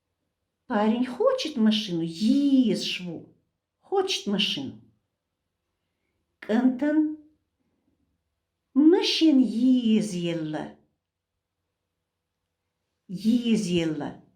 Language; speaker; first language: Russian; non-native, local second language; Chechen